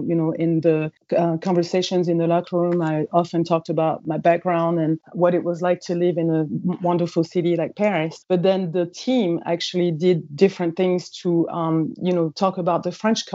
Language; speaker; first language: English; non-native, fluent; French